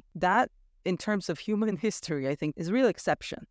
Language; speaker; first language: English; native; English